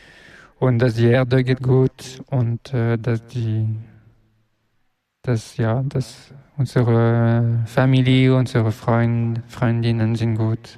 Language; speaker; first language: German; non-native, learner; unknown